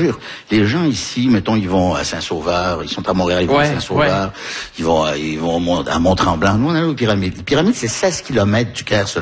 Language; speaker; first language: French; early bilingual, heritage; French